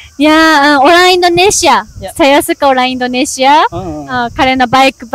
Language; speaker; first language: Indonesian; non-native, learner; Japanese